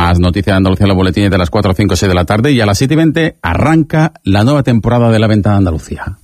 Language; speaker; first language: Spanish; native; Spanish